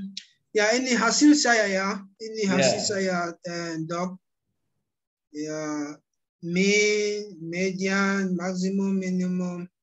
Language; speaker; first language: Indonesian; non-native, learner; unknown